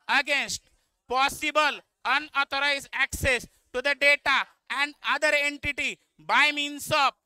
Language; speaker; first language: English; non-native, local second language; Marathi